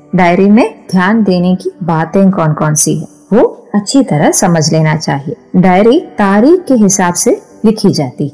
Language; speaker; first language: Hindi; non-native, local second language; Malayalam